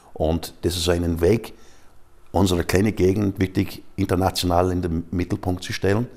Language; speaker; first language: German; non-native, fluent; English